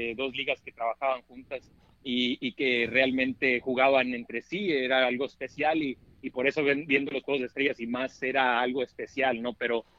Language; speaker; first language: Spanish; early bilingual, heritage; Spanish